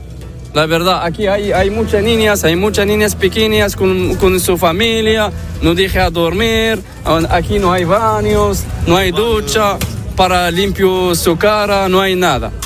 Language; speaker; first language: Spanish; non-native, learner; Arabic